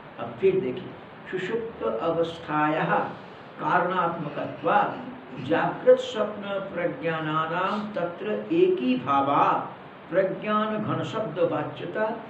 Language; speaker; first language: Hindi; non-native, local second language; Malayalam